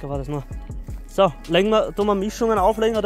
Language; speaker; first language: German; native; German